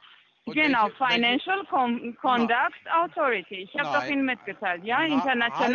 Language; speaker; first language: German; non-native, fluent; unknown